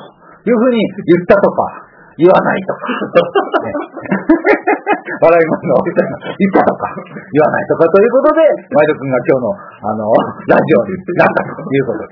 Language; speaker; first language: Japanese; native; Japanese